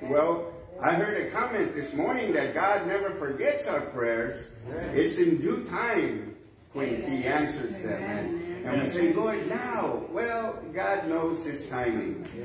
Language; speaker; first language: English; native; English